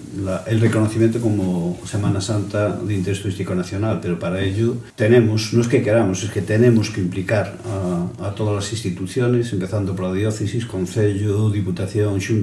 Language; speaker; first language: Spanish; native; Spanish